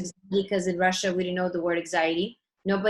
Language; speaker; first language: English; early bilingual, other home language; Russian